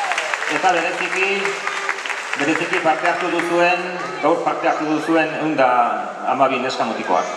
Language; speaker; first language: Basque; native; Basque